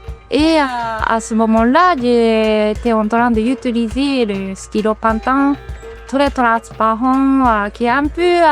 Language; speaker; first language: French; non-native, fluent; Japanese